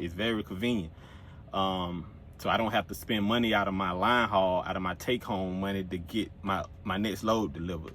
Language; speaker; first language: English; native; English